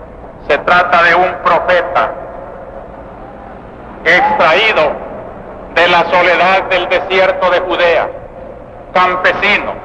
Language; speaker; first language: Spanish; native; Spanish